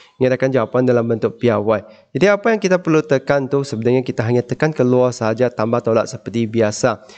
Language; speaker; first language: Malay; non-native, local second language; Chinese